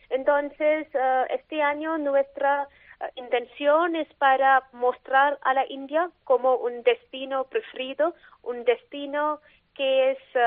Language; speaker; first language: Spanish; non-native, learner; Malayalam